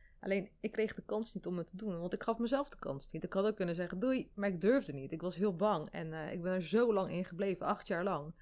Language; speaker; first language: Dutch; early bilingual, other home language; Armenian